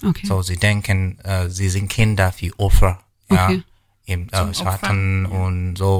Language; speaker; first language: German; non-native, learner; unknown